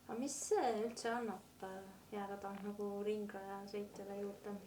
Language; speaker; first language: Estonian; native; Estonian